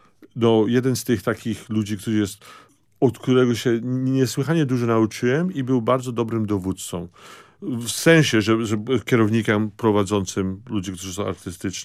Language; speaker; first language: Polish; early bilingual, heritage; Polish